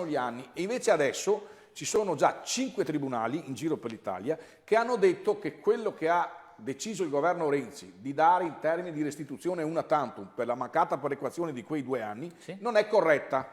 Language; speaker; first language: Italian; native; Italian